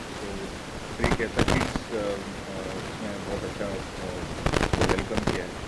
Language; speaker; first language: Hindi; non-native, local second language; Tamil